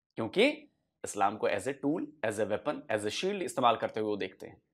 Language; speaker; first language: Hindi; native; Hindi